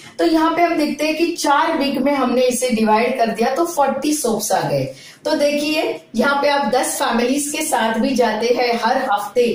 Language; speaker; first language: Hindi; non-native, local second language; Marathi